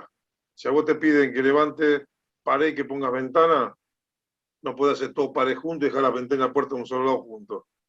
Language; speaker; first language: Spanish; native; Spanish